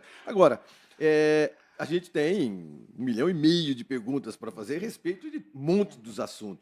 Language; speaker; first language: Portuguese; native; Portuguese